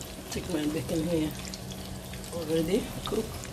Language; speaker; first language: English; non-native, learner; Lingala